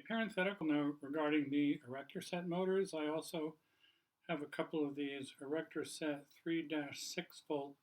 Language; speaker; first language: English; native; English